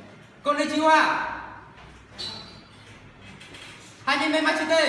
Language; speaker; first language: Japanese; non-native, learner; Vietnamese